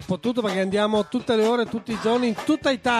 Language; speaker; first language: Italian; native; Italian